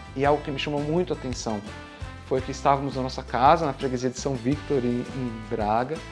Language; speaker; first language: Portuguese; native; Portuguese